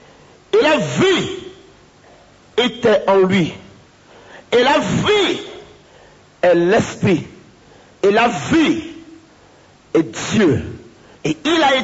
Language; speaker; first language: French; native; French